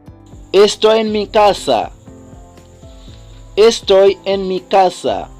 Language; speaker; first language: Spanish; non-native, fluent; Haitian Creole